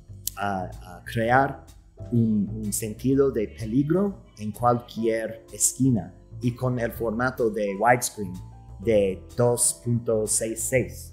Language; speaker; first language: Spanish; non-native, fluent; English